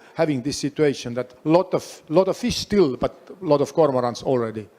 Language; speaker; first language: English; non-native, fluent; Estonian